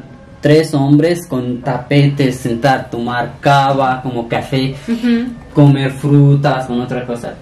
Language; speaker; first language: Spanish; non-native, learner; Punjabi